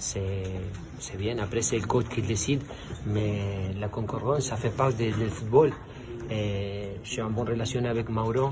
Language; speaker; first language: French; non-native, fluent; Spanish